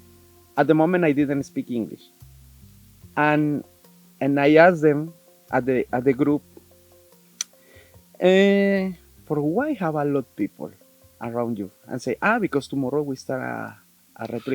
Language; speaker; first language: English; non-native, learner; Spanish